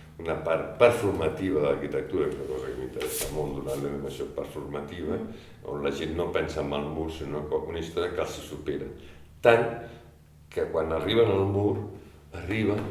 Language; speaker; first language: Catalan; native; Catalan